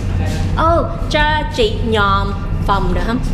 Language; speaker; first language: Vietnamese; early bilingual, heritage; Vietnamese